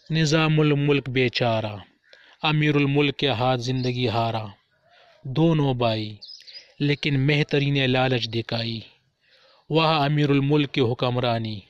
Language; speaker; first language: Urdu; non-native, local second language; Pashto